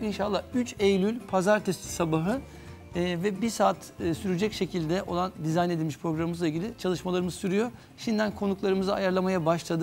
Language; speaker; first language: Turkish; native; Turkish